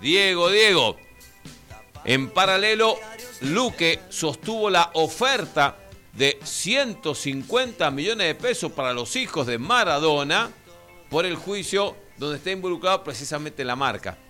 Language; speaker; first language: Spanish; native; Spanish